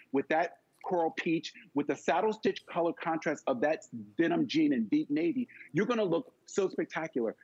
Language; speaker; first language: English; native; English